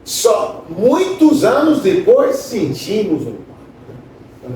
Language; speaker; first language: Portuguese; non-native, fluent; English